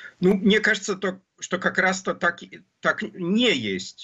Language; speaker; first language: Russian; non-native, fluent; German